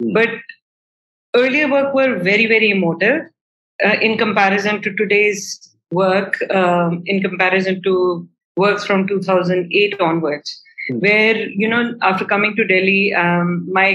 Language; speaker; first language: English; non-native, local second language; Hindi